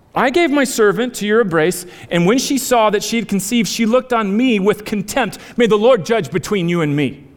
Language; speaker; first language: English; native; English